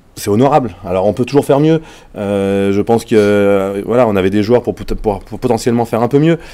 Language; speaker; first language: French; native; French